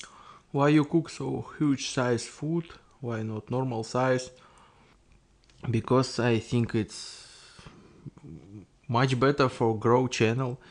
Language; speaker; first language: English; non-native, learner; Russian